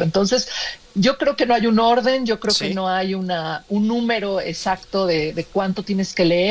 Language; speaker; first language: Spanish; native; Spanish